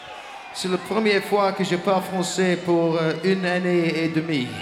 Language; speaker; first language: French; non-native, learner; English